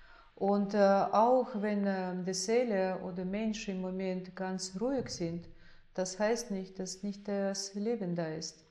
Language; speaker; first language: German; non-native, fluent; Russian